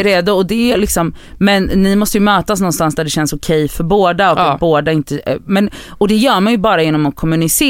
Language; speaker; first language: Swedish; native; Swedish